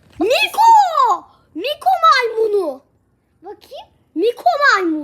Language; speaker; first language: Turkish; native; Turkish